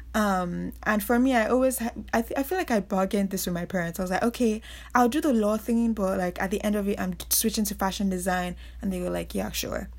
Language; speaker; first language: English; non-native, local second language; Yoruba